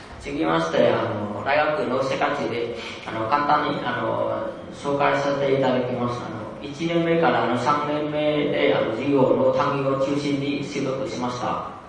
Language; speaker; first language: Japanese; non-native, learner; Vietnamese